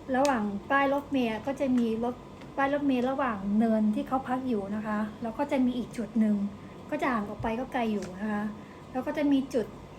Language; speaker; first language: Thai; native; Thai